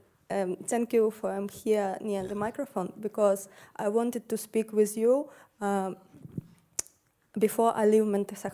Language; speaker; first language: English; non-native, learner; Russian